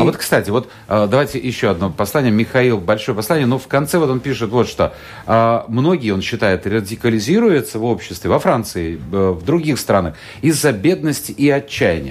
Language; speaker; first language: Russian; non-native, local second language; Latvian